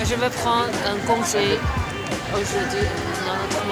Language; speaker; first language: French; non-native, learner; Chinese